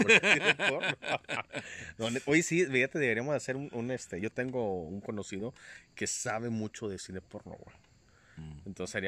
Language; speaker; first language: Spanish; native; Spanish